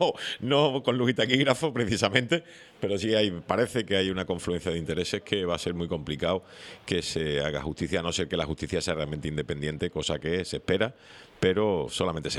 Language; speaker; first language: Spanish; native; Spanish